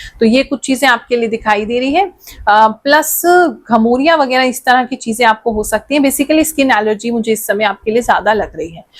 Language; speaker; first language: Hindi; native; Hindi